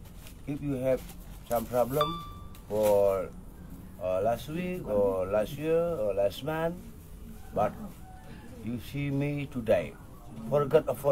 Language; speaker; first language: English; non-native, learner; Balinese